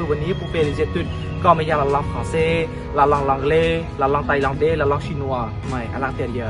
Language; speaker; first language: French; non-native, fluent; Khmer